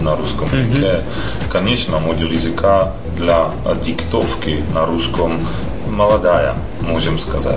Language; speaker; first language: Russian; non-native, fluent; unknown